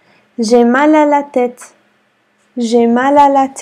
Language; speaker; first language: French; non-native, fluent; Arabic